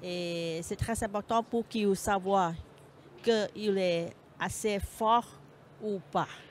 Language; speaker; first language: French; non-native, learner; Thai